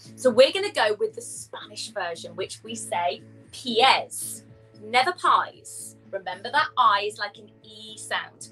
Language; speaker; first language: English; native; English